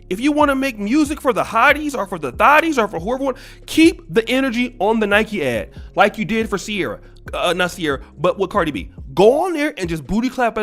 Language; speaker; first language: English; native; English